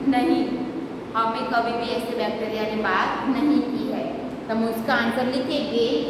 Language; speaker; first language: Hindi; non-native, local second language; Gujarati